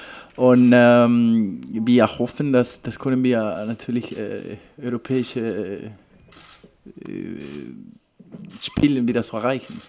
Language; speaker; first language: German; non-native, fluent; Spanish